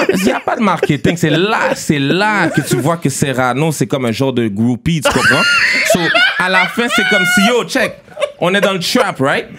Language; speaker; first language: French; early bilingual, other home language; Haitian Creole